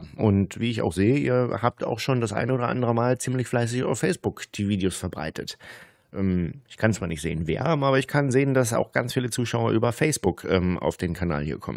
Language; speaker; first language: German; native; German